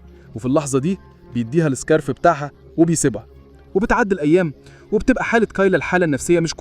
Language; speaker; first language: Arabic; native; Arabic